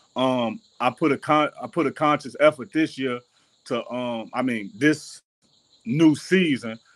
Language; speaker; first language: English; native; English